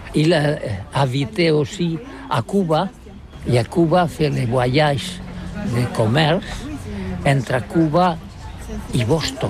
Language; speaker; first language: French; non-native, learner; Catalan